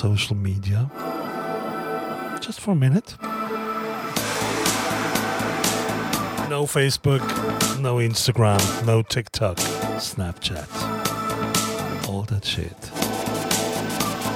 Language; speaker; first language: English; non-native, fluent; German